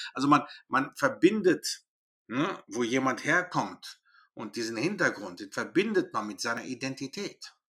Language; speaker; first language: German; early bilingual, other home language; Greek